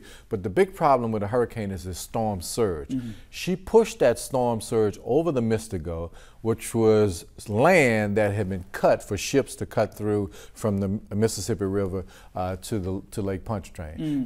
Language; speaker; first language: English; native; English